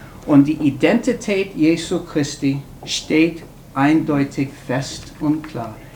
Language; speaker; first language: German; non-native, fluent; English